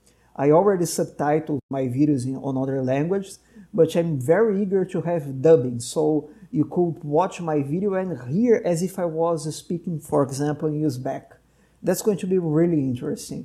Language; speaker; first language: English; non-native, fluent; Portuguese